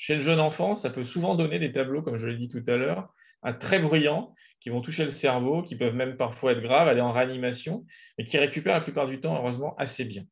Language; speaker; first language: French; native; French